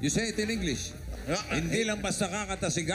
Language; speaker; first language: Filipino; native; Filipino